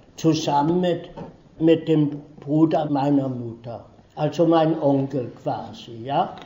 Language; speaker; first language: German; early bilingual, heritage; German